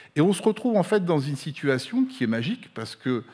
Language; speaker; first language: French; non-native, local second language; Arabic